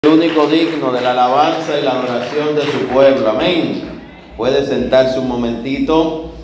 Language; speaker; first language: Spanish; native; Spanish